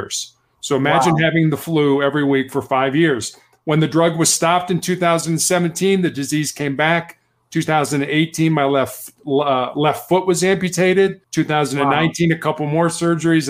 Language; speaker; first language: English; native; English